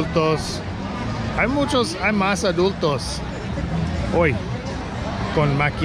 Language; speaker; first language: Spanish; non-native, learner; English